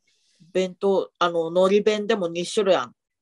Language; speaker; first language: Japanese; native; Japanese